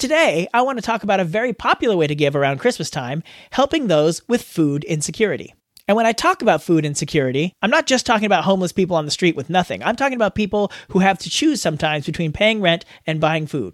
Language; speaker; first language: English; native; English